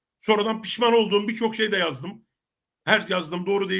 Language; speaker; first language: Turkish; native; Turkish